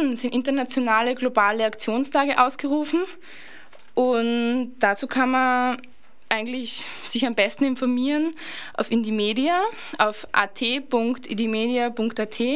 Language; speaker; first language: German; native; German